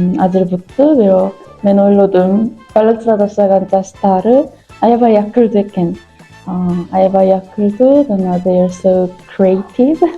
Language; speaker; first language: Kyrgyz; non-native, learner; Korean